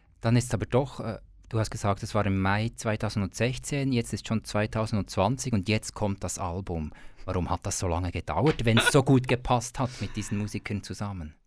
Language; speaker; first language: German; native; German